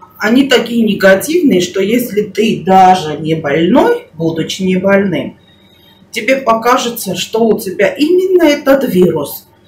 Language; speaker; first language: Russian; non-native, local second language; Armenian